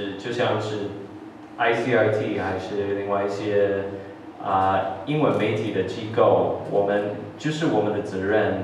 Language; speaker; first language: Chinese; early bilingual, heritage; English